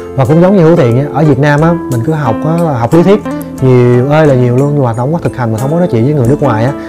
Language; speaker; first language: Vietnamese; native; Vietnamese